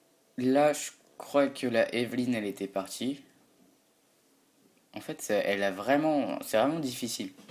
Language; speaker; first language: French; native; French